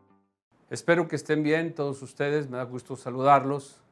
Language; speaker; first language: Spanish; native; Spanish